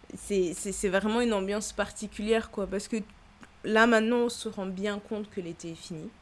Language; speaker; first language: French; early bilingual, other home language; Lingala